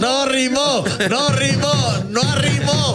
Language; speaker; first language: Spanish; native; Spanish